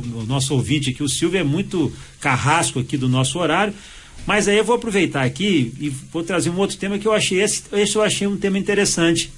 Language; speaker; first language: Portuguese; native; Portuguese